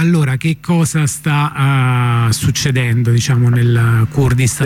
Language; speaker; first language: Italian; native; Italian